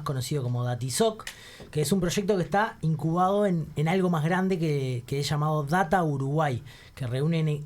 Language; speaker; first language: Spanish; native; Spanish